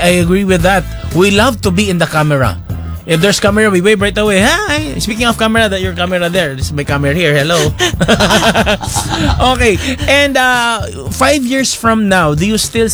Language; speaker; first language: English; non-native, local second language; Cebuano